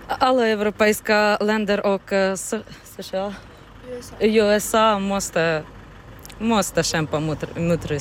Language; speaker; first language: Swedish; non-native, learner; Ukrainian